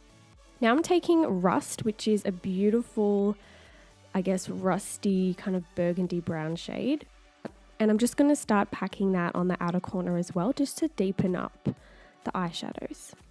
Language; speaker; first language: English; native; English